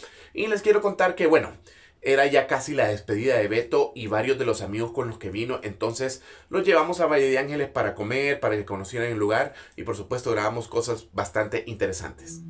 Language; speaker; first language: Spanish; native; Spanish